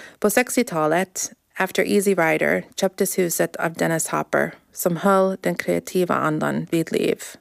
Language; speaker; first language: Swedish; non-native, fluent; English